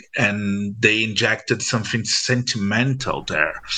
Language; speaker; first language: English; non-native, fluent; Portuguese